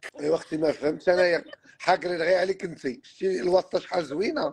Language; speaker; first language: Arabic; native; Arabic